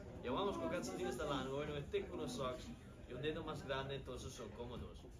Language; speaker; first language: Spanish; non-native, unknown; Dutch